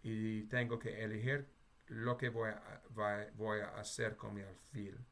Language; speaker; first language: Spanish; non-native, learner; English